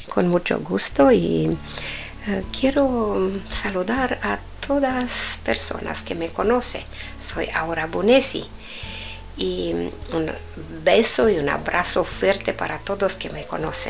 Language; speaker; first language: Spanish; non-native, learner; Romanian